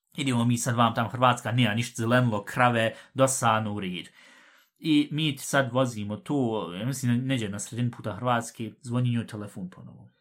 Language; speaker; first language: Bosnian; early bilingual, heritage; Bosnian